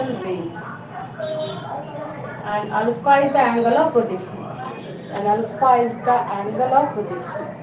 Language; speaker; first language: English; non-native, local second language; Hindi